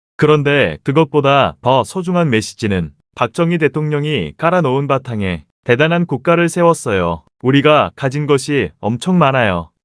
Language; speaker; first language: Korean; native; Korean